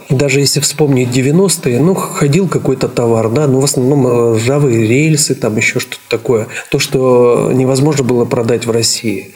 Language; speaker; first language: Russian; native; Russian